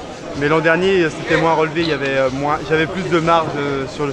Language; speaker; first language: French; native; French